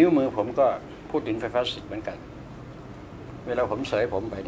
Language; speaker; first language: Thai; native; Thai